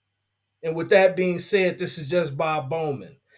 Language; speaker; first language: English; native; English